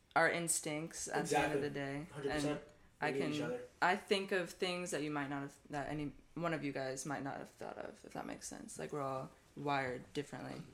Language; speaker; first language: English; native; English